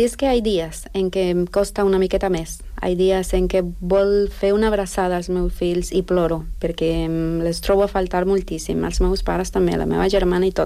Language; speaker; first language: Catalan; non-native, fluent; Spanish